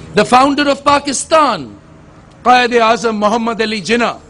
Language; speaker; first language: English; non-native, local second language; Urdu